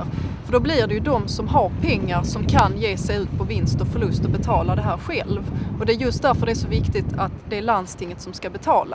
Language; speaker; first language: Swedish; native; Swedish